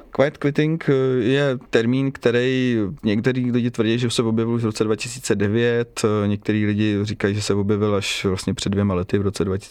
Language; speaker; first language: Czech; native; Czech